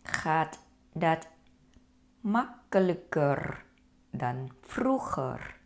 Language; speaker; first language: Dutch; non-native, fluent; Thai